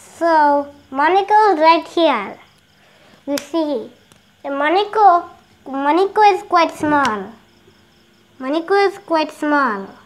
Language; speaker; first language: English; non-native, local second language; Bangla